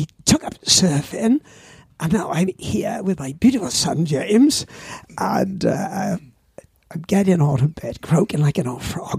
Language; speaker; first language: English; native; English